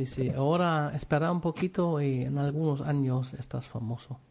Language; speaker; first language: Spanish; non-native, fluent; German